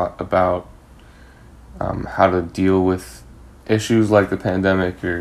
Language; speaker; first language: English; native; English